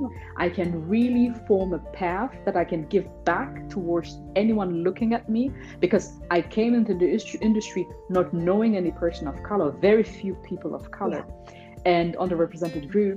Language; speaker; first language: English; non-native, fluent; German